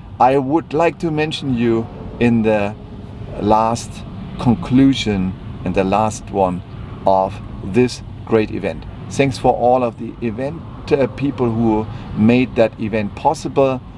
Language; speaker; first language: English; non-native, fluent; German